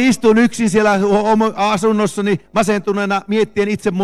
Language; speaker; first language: Finnish; native; Finnish